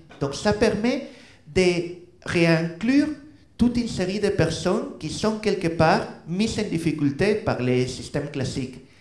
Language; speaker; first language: French; non-native, fluent; Spanish